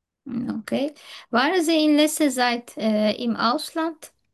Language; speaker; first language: German; non-native, learner; Turkish